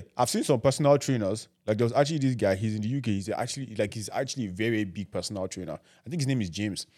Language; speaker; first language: English; non-native, local second language; Yoruba